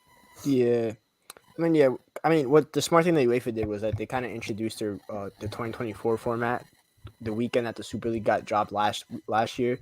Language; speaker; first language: English; native; English